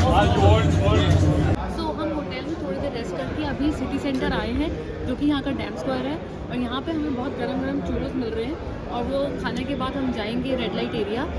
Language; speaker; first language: Hindi; native; Hindi